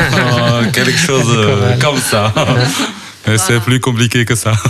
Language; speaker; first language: French; non-native, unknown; Chinese